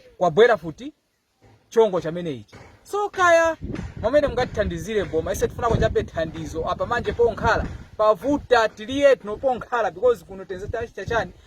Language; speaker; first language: Nyanja; non-native, local second language; Tumbuka